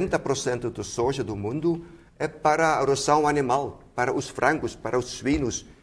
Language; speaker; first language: Portuguese; non-native, fluent; Dutch